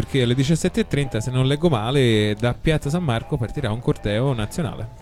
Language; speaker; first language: Italian; native; Italian